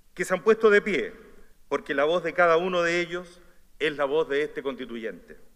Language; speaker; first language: Spanish; native; Spanish